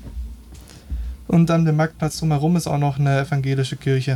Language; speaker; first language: German; native; German